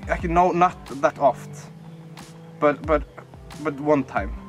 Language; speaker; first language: English; non-native, learner; Icelandic